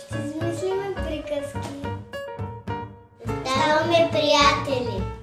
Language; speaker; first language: Bulgarian; early bilingual, heritage; Bulgarian